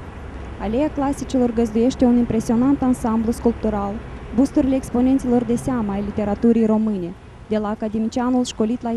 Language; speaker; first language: Romanian; native; Romanian